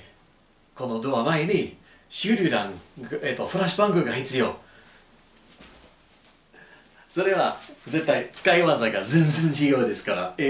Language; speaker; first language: Japanese; non-native, learner; English